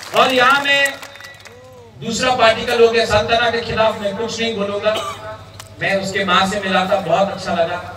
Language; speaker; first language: Hindi; non-native, local second language; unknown